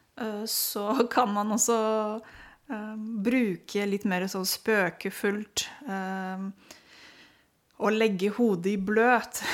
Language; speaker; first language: Norwegian; non-native, fluent; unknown